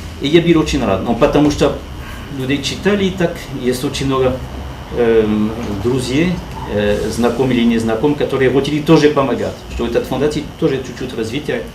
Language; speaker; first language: Russian; non-native, learner; French